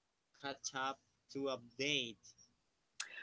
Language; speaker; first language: English; non-native, learner; Spanish